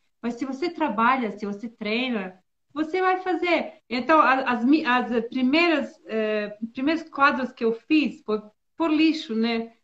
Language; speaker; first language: Portuguese; non-native, learner; Bosnian